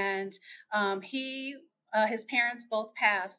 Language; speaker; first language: English; native; English